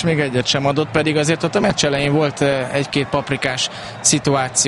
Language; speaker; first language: Hungarian; native; Hungarian